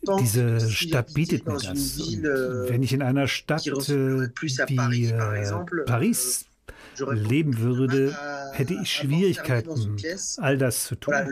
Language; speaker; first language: German; non-native, fluent; French